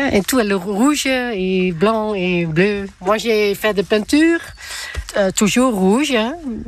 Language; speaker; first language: French; non-native, learner; Dutch